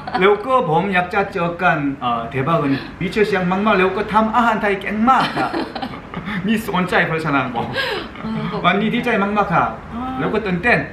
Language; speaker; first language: Thai; non-native, learner; Korean